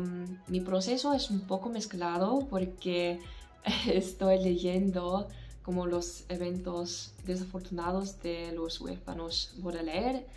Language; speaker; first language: Spanish; non-native, fluent; English